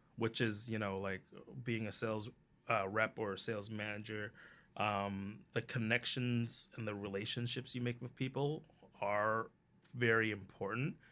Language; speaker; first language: English; early bilingual, other home language; Cantonese